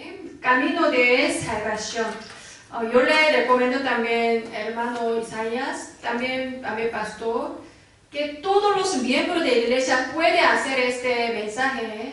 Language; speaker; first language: Spanish; non-native, learner; Korean